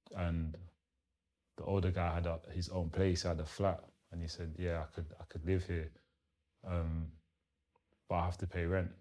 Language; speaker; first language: English; early bilingual, other home language; Lingala